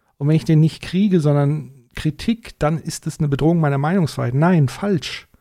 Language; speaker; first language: German; native; German